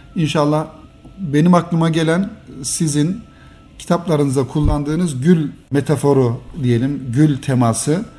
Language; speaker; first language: Turkish; native; Turkish